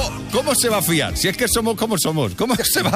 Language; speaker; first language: Spanish; native; Spanish